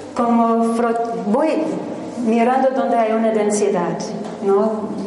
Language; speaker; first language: Spanish; non-native, fluent; English